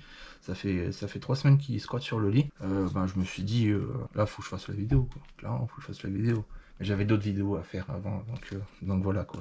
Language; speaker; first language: French; native; French